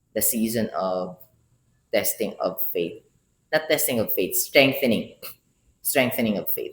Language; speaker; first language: English; non-native, local second language; Filipino